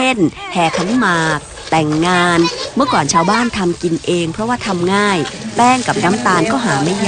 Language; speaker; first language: Thai; native; Thai